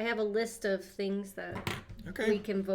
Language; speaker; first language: English; native; English